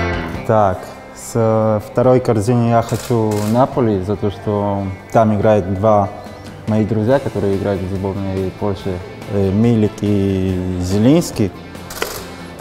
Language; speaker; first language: Russian; non-native, fluent; Polish